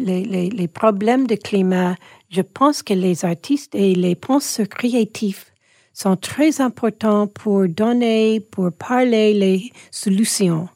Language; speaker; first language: French; non-native, local second language; English